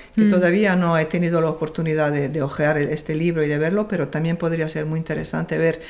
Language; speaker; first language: Spanish; non-native, fluent; Serbian